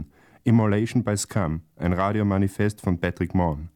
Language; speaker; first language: German; native; German